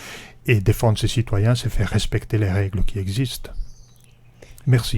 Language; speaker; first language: French; native; French